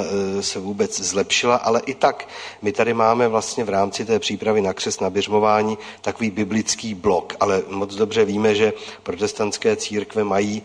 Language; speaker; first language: Czech; native; Czech